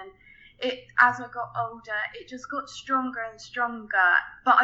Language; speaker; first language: English; native; English